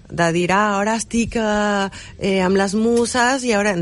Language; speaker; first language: Catalan; non-native, fluent; Spanish